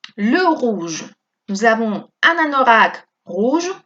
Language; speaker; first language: French; non-native, fluent; Spanish